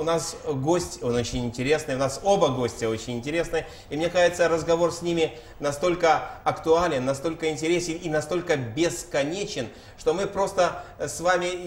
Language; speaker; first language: Russian; native; Russian